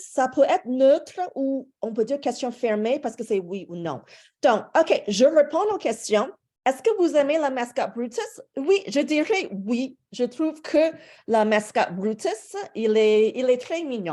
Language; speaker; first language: French; non-native, fluent; English